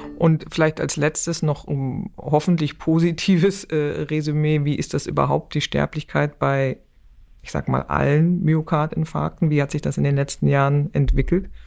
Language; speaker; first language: German; native; German